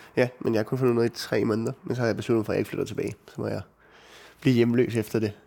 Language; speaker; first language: Danish; native; Danish